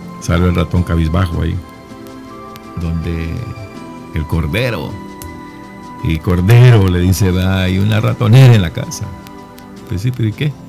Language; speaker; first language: Spanish; native; Spanish